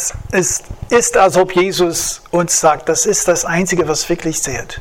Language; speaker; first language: German; non-native, fluent; English